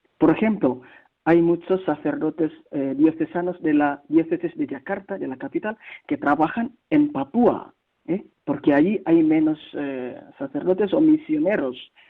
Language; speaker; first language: Spanish; non-native, fluent; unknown